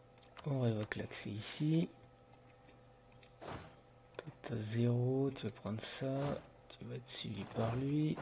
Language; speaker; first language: French; native; French